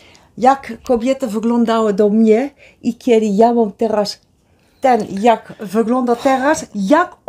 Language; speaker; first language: Polish; non-native, learner; Dutch